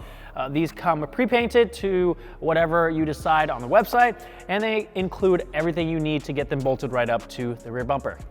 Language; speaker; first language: English; native; English